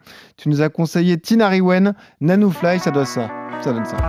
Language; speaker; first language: French; native; French